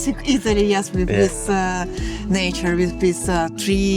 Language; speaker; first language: English; non-native, learner; Russian